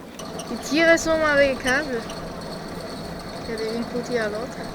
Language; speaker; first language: French; non-native, fluent; Chinese